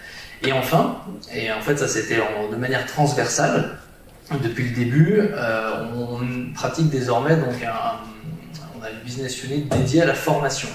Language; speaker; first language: French; native; French